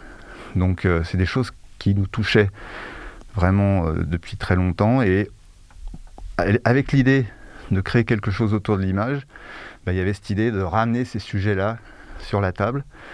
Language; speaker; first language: French; native; French